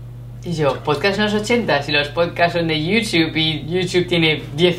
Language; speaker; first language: Spanish; native; Spanish